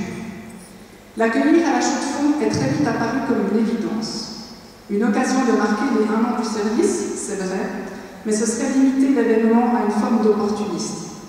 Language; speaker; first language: French; native; French